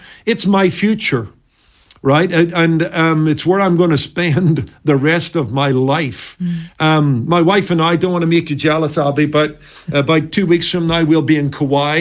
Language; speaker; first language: English; native; English